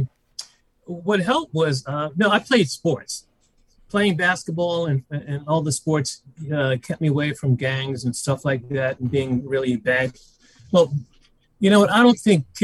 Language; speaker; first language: English; native; English